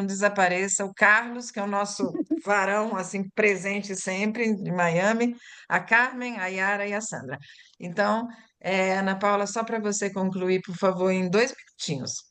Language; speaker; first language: Portuguese; early bilingual, other home language; Italian